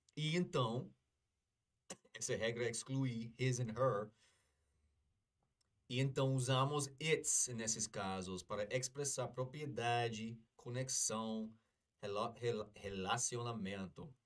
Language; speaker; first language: Portuguese; non-native, fluent; English